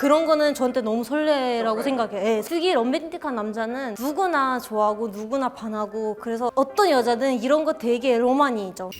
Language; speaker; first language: Korean; non-native, fluent; Ukrainian